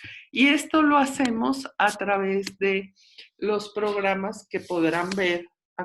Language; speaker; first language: Spanish; native; Spanish